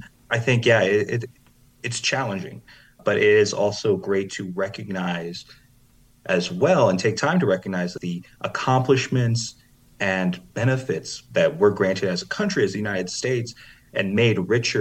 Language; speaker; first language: English; native; English